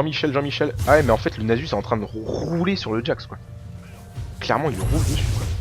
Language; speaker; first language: French; native; French